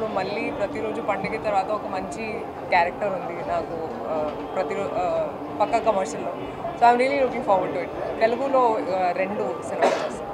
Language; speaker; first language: Telugu; non-native, fluent; Hindi